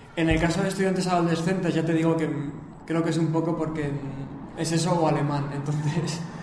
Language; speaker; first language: Spanish; native; Spanish